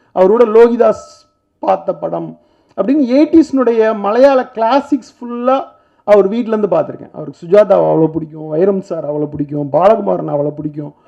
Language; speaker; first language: Tamil; native; Tamil